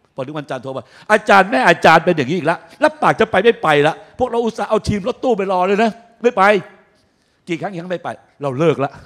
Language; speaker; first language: Thai; native; Thai